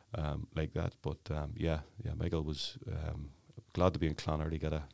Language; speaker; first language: English; native; English